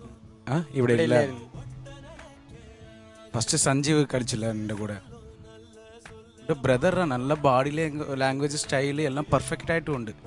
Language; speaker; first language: Malayalam; non-native, learner; Tamil